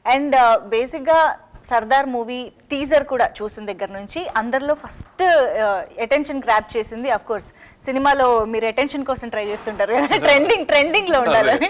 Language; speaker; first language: Telugu; native; Telugu